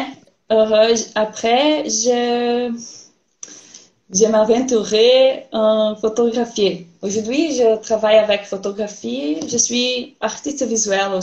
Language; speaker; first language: French; non-native, learner; Portuguese